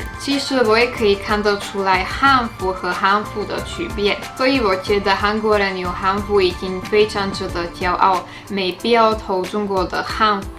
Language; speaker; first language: Chinese; non-native, fluent; Slovak